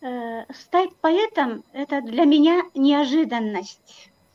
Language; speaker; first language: Russian; non-native, local second language; Kyrgyz